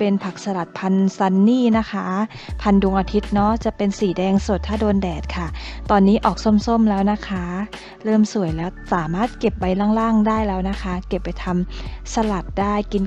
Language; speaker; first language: Thai; native; Thai